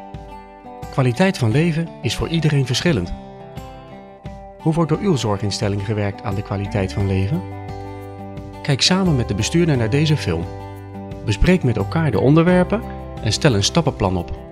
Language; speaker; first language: Dutch; native; Dutch